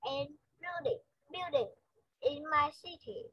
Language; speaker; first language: English; non-native, learner; Vietnamese